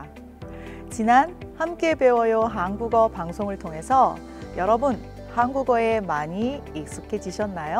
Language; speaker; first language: Korean; native; Korean